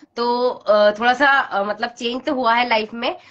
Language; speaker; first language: Hindi; native; Hindi